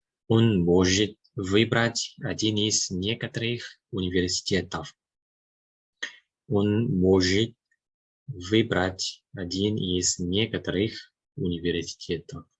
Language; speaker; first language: Russian; non-native, fluent; Korean